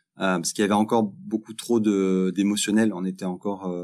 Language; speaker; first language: French; native; French